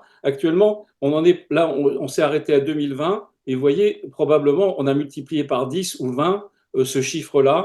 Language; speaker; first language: French; native; French